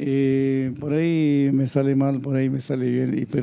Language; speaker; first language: Spanish; non-native, local second language; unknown